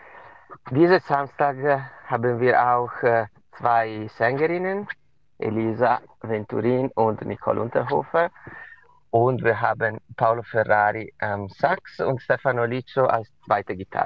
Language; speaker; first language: German; non-native, local second language; Italian